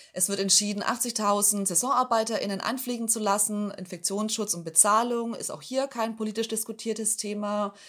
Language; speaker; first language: German; native; German